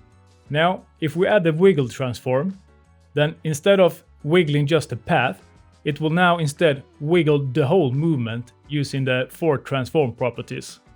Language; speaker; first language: English; non-native, fluent; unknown